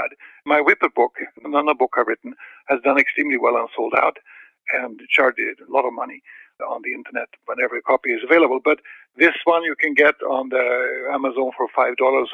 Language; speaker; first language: English; non-native, fluent; Swedish